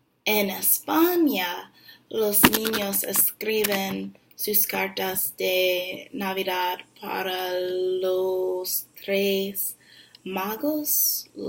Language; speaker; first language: Spanish; non-native, learner; English